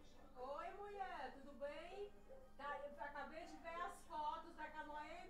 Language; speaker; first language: Portuguese; native; Portuguese